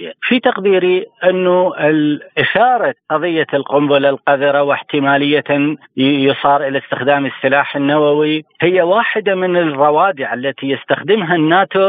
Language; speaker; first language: Arabic; native; Arabic